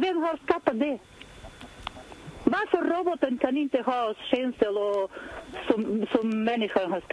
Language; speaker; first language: Swedish; non-native, fluent; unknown